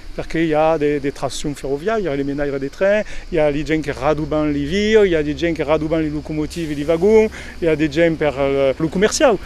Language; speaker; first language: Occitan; non-native, local second language; French